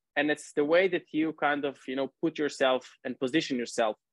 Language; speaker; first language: English; non-native, fluent; Hebrew